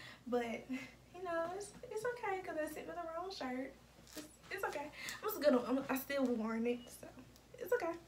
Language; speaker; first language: English; native; English